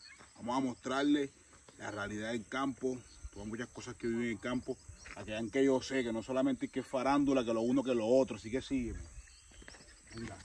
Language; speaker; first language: Spanish; native; Spanish